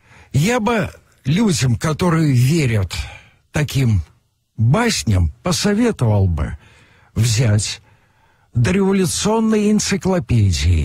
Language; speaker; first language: Russian; native; Russian